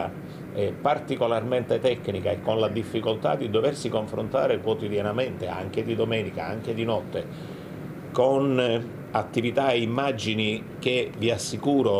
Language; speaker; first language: Italian; native; Italian